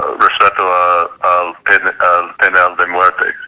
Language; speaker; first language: Spanish; non-native, fluent; English